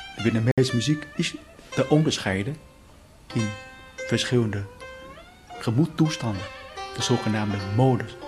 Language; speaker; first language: Dutch; non-native, fluent; Vietnamese